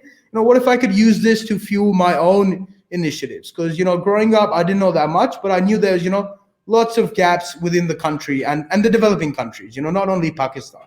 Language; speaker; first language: English; early bilingual, other home language; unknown